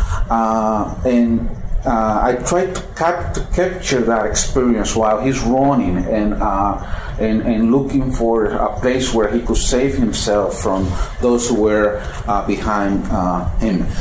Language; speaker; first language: English; non-native, fluent; Spanish